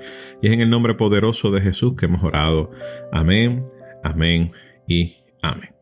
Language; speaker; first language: Spanish; native; Spanish